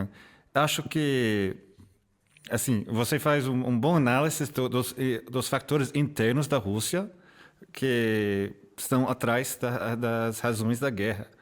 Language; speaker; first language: Portuguese; non-native, fluent; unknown